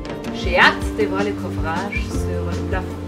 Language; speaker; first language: French; non-native, fluent; German